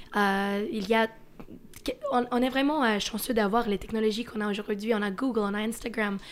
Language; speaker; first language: French; early bilingual, other home language; Russian